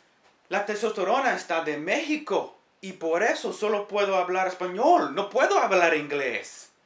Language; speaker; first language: Spanish; non-native, learner; English